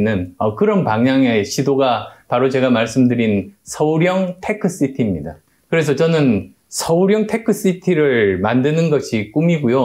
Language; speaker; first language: Korean; native; Korean